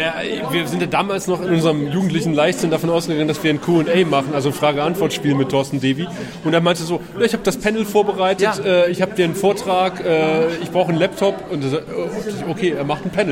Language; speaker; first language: German; native; German